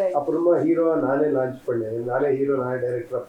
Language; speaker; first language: Tamil; non-native, learner; Kannada